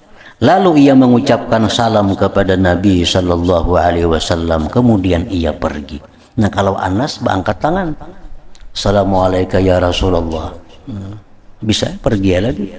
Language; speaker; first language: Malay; non-native, local second language; Banjar